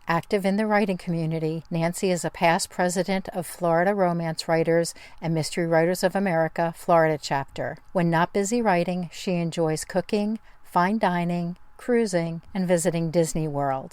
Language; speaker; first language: English; native; English